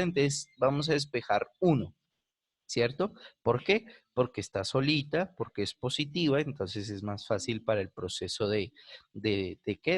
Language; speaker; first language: Spanish; native; Spanish